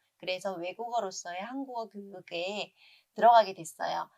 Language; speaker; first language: Korean; native; Korean